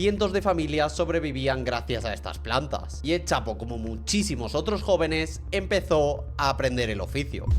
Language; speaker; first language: Spanish; native; Spanish